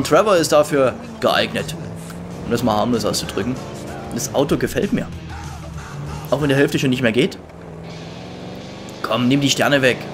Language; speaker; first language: German; native; German